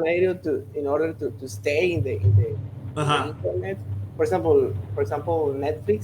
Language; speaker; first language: English; non-native, learner; Spanish